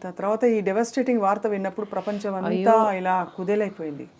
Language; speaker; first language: Telugu; native; Telugu